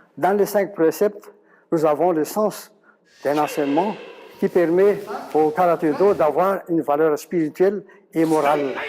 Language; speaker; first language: French; non-native, local second language; Malagasy